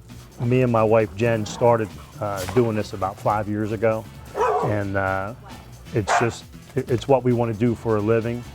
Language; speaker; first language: English; native; English